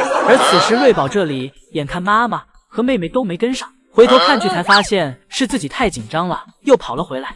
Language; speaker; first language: Chinese; native; Chinese